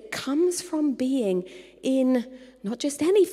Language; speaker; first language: English; native; English